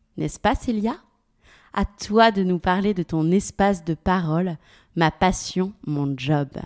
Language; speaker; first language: French; native; French